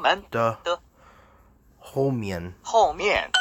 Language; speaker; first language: Chinese; non-native, learner; English